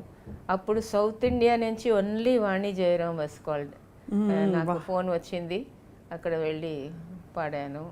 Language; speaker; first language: Telugu; non-native, fluent; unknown